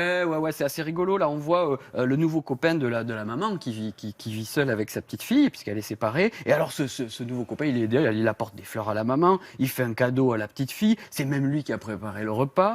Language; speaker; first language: French; native; French